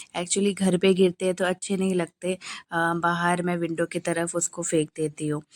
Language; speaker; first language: Hindi; non-native, local second language; Bangla